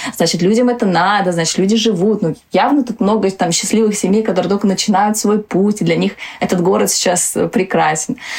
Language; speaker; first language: Russian; early bilingual, other home language; Tajik